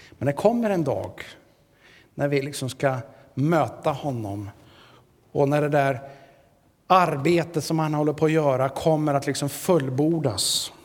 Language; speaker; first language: Swedish; native; Swedish